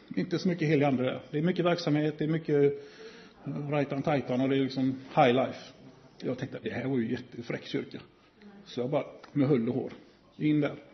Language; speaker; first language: Swedish; native; Swedish